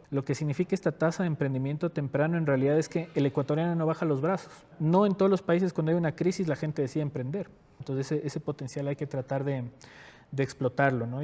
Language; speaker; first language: Spanish; native; Spanish